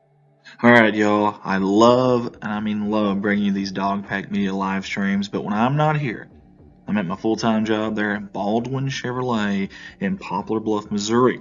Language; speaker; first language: English; native; English